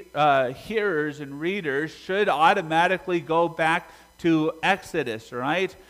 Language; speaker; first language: English; native; English